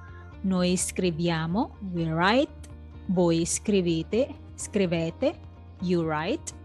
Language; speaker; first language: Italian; non-native, fluent; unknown